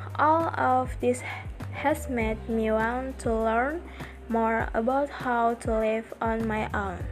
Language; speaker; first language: English; non-native, learner; Indonesian